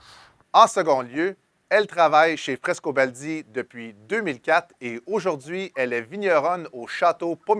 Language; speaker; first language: French; native; French